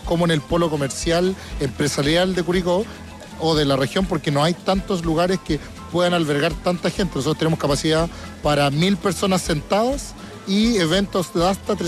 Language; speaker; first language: Spanish; native; Spanish